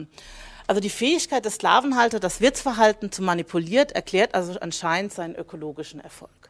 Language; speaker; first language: German; native; German